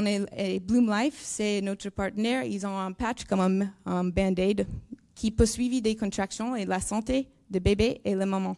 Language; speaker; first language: French; non-native, learner; English